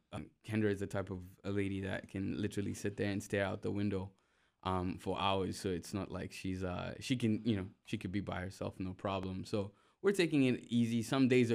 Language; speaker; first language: English; non-native, local second language; Ganda